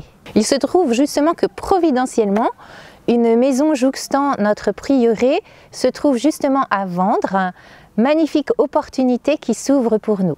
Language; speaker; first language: French; native; French